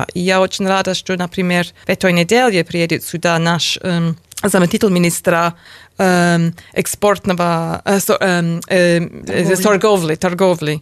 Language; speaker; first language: Russian; non-native, learner; English